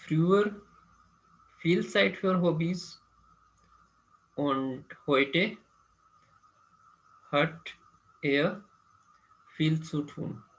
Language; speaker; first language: German; non-native, fluent; Urdu